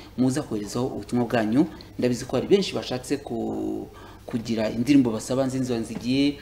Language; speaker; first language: Kinyarwanda; native; Kinyarwanda